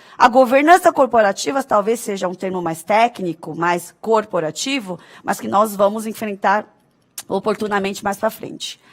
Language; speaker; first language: Portuguese; early bilingual, other home language; Korean